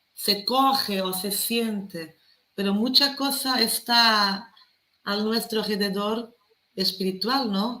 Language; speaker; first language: Spanish; non-native, fluent; Portuguese